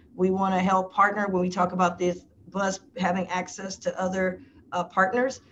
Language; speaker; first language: English; native; English